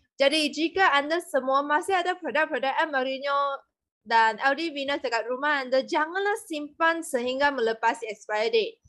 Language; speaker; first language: Malay; non-native, local second language; Chinese